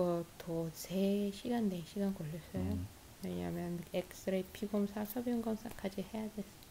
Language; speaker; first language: Korean; non-native, fluent; Russian